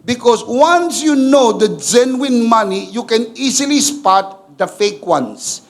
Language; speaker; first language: English; non-native, local second language; Filipino